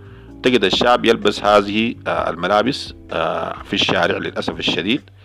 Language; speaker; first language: Arabic; native; Arabic